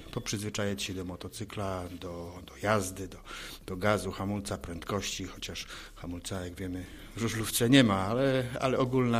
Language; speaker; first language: Polish; native; Polish